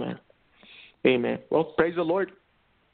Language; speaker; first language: English; non-native, fluent; Portuguese